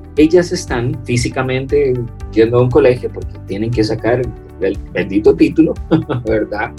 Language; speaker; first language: Spanish; non-native, fluent; French